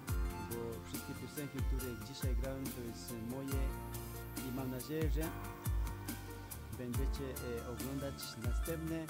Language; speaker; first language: Polish; non-native, fluent; Spanish